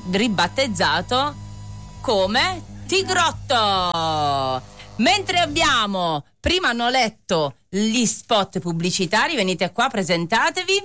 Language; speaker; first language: Italian; native; Italian